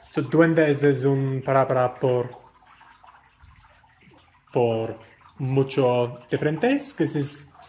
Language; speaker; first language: Spanish; non-native, learner; English